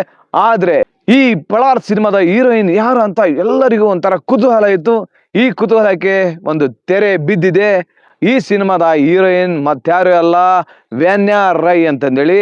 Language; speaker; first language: Kannada; native; Kannada